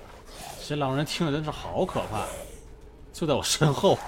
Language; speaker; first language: Chinese; native; Chinese